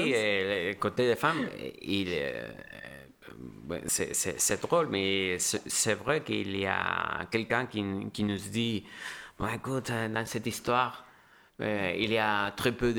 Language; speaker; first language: French; non-native, fluent; Spanish